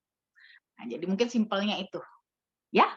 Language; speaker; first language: Indonesian; native; Indonesian